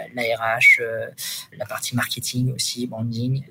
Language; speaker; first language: French; native; French